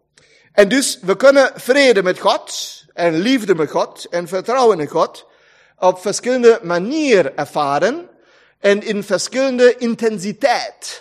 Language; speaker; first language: Dutch; non-native, fluent; German